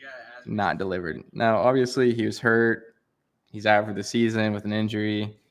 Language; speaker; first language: English; native; English